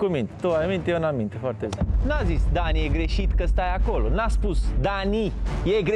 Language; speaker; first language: Romanian; native; Romanian